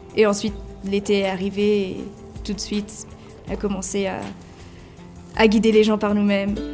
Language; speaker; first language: French; native; French